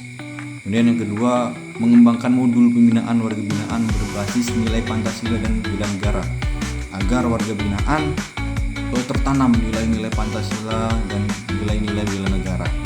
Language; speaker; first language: Indonesian; native; Indonesian